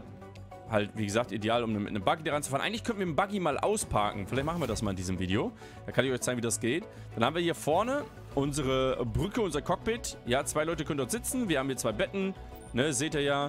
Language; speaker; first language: German; native; German